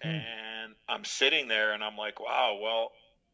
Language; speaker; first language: English; native; English